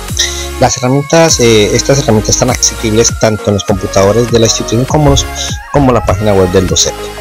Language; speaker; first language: Spanish; native; Spanish